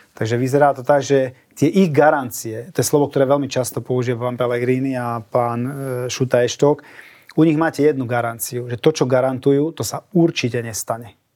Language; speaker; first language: Slovak; non-native, local second language; Hungarian